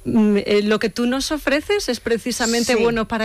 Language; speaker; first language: Spanish; native; Spanish